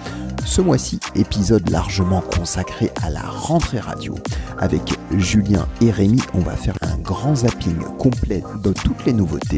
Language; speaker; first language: French; native; French